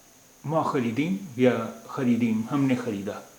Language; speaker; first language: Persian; non-native, fluent; Urdu